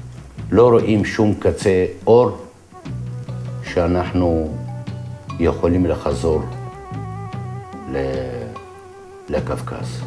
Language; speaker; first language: Hebrew; non-native, local second language; Adyghe